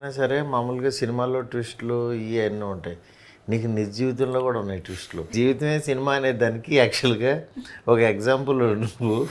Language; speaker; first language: Telugu; native; Telugu